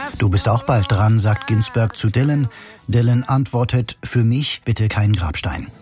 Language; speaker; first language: German; native; German